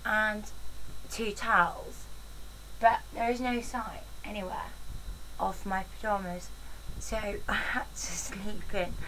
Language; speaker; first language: English; native; English